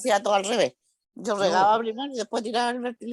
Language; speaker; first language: Spanish; native; Spanish